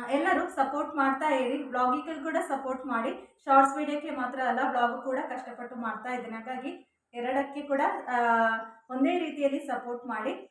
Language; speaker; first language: Kannada; native; Kannada